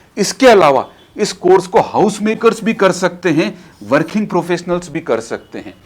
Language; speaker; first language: Hindi; native; Hindi